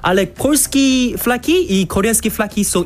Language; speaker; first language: Polish; non-native, learner; Korean